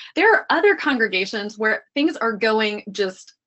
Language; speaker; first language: English; native; English